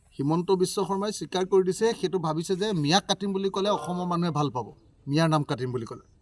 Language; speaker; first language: Assamese; native; Assamese